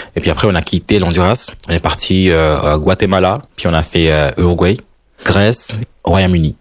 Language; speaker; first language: French; non-native, fluent; Spanish